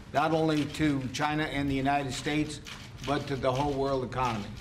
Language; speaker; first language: English; native; English